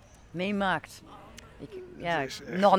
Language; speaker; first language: Dutch; non-native, learner; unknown